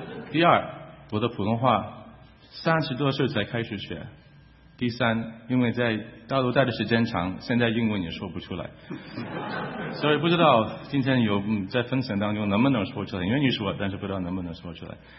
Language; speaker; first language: Chinese; non-native, fluent; English